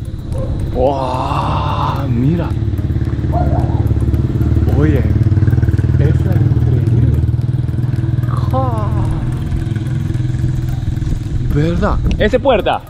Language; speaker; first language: Spanish; non-native, learner; Japanese